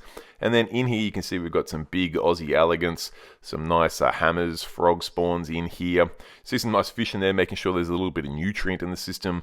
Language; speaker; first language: English; native; English